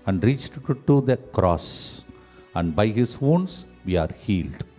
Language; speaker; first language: English; non-native, local second language; Telugu